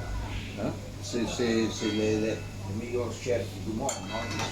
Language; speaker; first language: French; non-native, fluent; Italian